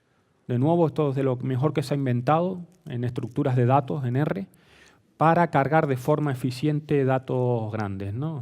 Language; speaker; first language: Spanish; native; Spanish